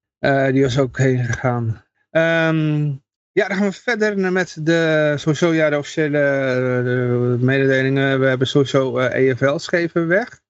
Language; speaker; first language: Dutch; native; Dutch